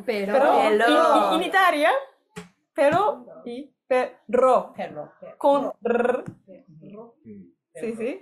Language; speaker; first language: Italian; non-native, learner; Japanese